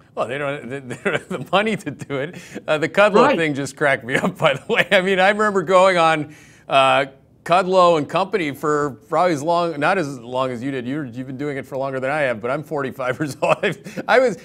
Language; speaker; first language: English; native; English